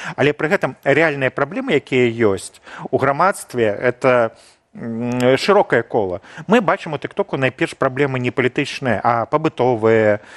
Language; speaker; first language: Belarusian; non-native, local second language; Russian